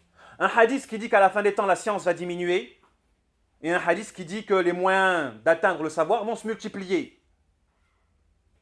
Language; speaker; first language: French; native; French